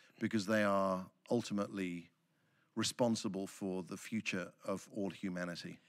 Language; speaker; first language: English; native; English